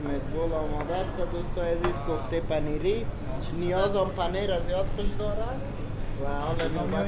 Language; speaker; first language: Persian; native; Persian